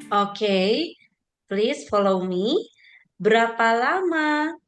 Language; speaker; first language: English; non-native, fluent; Indonesian